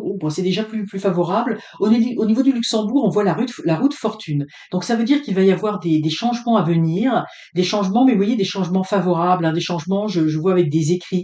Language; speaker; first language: French; native; French